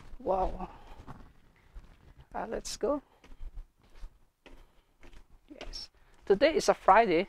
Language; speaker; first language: English; non-native, learner; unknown